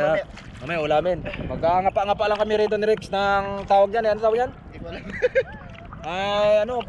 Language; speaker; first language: Filipino; native; Filipino